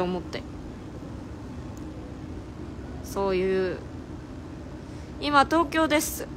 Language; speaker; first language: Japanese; non-native, fluent; Korean